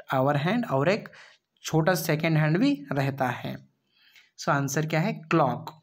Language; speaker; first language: Hindi; non-native, local second language; Kannada